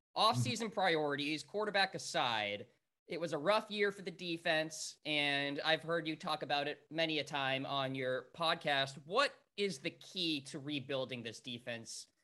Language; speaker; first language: English; native; English